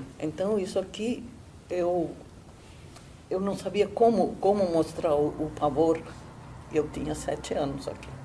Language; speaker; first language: Portuguese; non-native, fluent; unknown